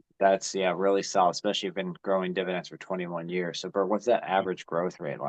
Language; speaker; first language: English; native; English